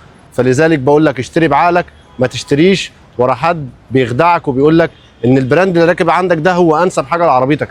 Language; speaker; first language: Arabic; native; Arabic